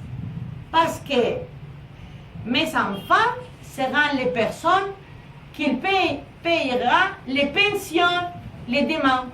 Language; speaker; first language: French; non-native, learner; Spanish